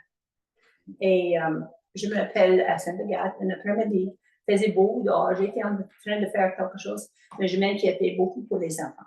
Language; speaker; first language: French; native; French